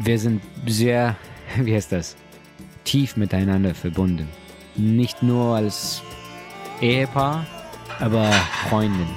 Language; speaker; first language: German; non-native, learner; Persian